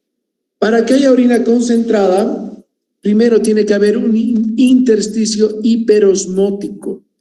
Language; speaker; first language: Spanish; native; Spanish